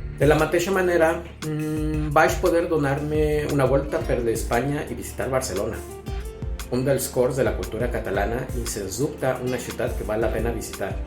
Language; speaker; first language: Catalan; non-native, fluent; Spanish